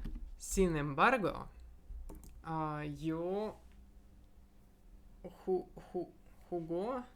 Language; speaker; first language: Spanish; non-native, learner; Russian